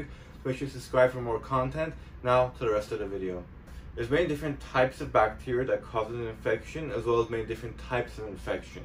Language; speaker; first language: English; native; English